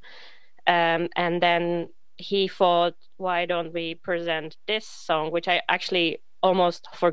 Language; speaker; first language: English; non-native, fluent; Polish